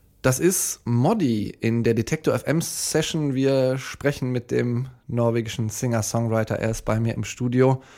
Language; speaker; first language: German; native; German